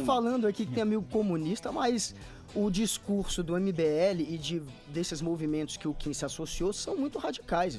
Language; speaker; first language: Portuguese; native; Portuguese